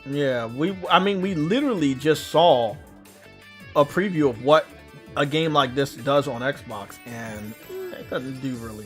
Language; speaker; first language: English; native; English